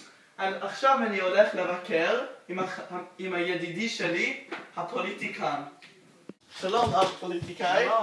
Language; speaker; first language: Hebrew; non-native, learner; English